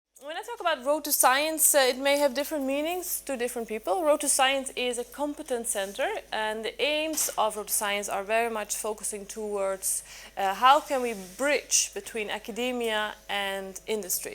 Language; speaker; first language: English; non-native, fluent; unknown